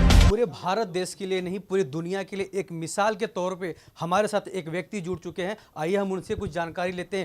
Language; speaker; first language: Hindi; native; Hindi